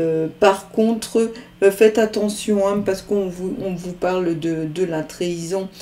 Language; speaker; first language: French; native; French